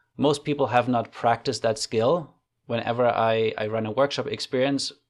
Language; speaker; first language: English; non-native, fluent; German